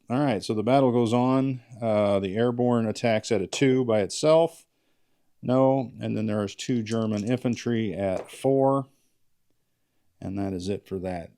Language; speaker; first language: English; native; English